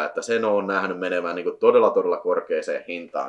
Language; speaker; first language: Finnish; native; Finnish